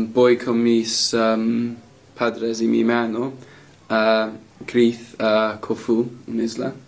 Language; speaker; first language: Spanish; non-native, learner; English